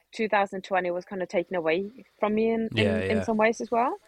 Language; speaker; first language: English; non-native, fluent; Norwegian